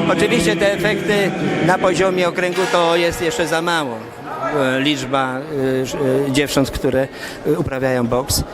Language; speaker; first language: Polish; native; Polish